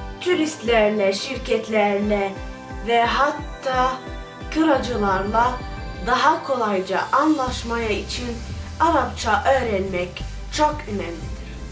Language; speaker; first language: Turkish; non-native, learner; Arabic